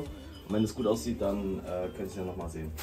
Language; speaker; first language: German; native; German